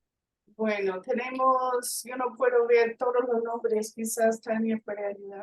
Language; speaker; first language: Spanish; non-native, fluent; English